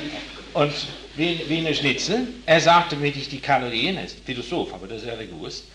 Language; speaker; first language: German; non-native, fluent; English